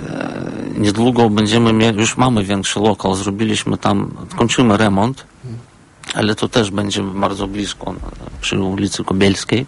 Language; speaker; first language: Polish; non-native, fluent; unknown